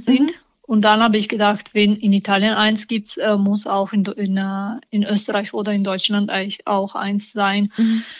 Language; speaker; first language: German; non-native, learner; Italian